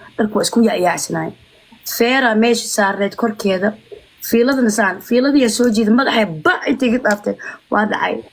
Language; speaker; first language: Somali; early bilingual, heritage; Somali